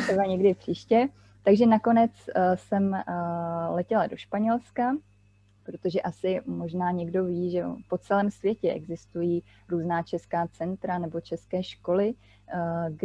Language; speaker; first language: Czech; native; Czech